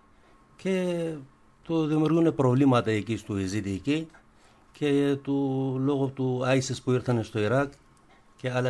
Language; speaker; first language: Greek; non-native, learner; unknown